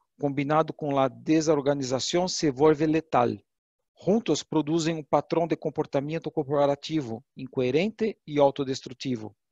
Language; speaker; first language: Portuguese; non-native, learner; Spanish